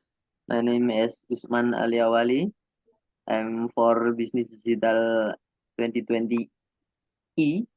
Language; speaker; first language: English; non-native, learner; Indonesian